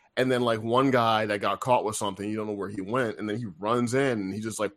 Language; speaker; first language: English; native; English